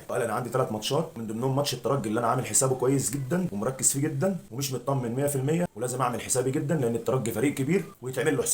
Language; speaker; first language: Arabic; native; Arabic